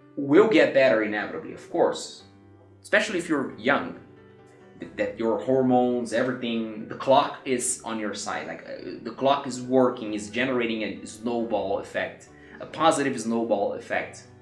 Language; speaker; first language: English; non-native, fluent; Portuguese